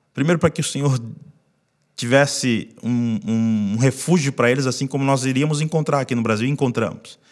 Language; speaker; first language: Portuguese; native; Portuguese